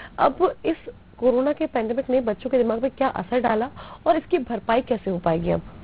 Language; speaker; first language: Hindi; native; Hindi